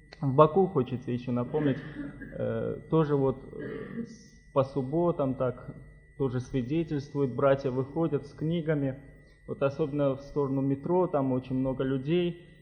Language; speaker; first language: Russian; non-native, local second language; Azerbaijani